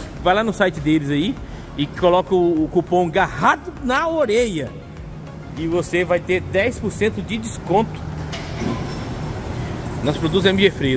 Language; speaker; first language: Portuguese; native; Portuguese